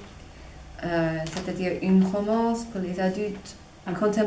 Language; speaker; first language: French; non-native, fluent; English